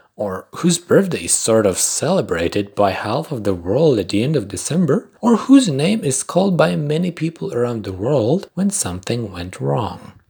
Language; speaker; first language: English; non-native, fluent; Polish